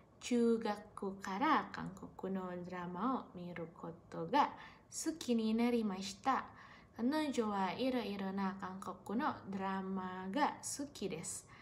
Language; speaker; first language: Japanese; non-native, learner; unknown